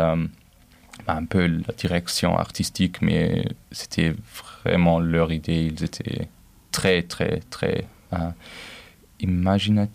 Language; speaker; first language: French; non-native, local second language; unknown